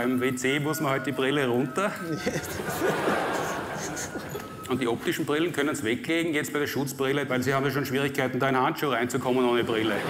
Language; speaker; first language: German; native; German